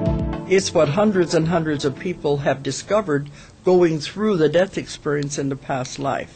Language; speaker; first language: English; native; English